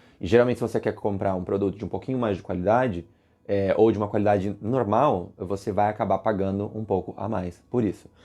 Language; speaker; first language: Portuguese; native; Portuguese